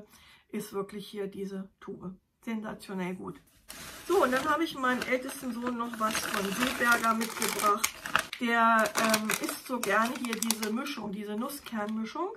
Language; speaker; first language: German; native; German